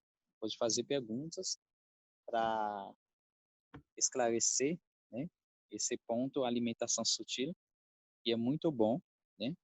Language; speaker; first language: Portuguese; non-native, fluent; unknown